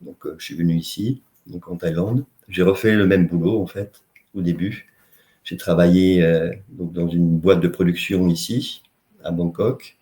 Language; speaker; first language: French; native; French